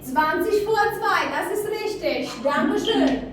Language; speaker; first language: German; non-native, fluent; Albanian